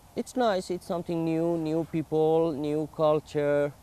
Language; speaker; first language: English; non-native, learner; Persian